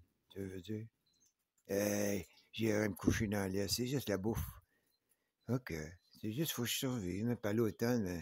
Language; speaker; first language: French; native; French